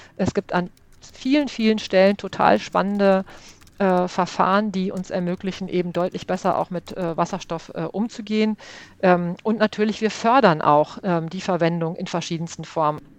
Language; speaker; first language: German; native; German